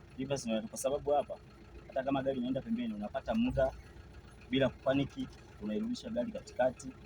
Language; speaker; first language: Swahili; native; Swahili